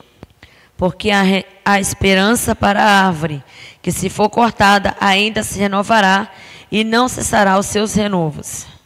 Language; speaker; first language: Portuguese; native; Portuguese